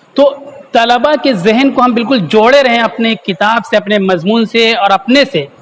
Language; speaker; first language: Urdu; native; Urdu